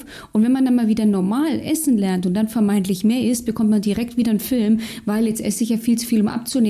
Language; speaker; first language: German; native; German